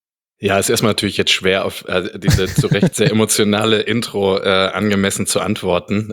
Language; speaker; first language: German; native; German